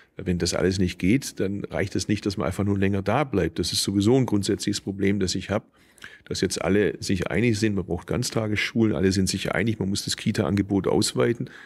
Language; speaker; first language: German; early bilingual, other home language; Turkish